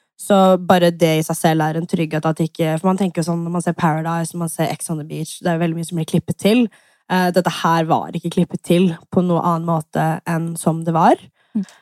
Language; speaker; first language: Norwegian; early bilingual, other home language; English